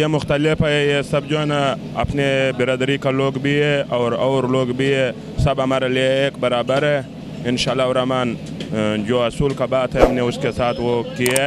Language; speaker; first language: Hindi; non-native, local second language; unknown